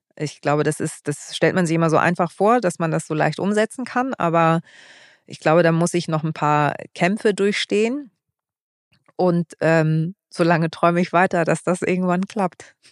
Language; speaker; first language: German; early bilingual, other home language; Greek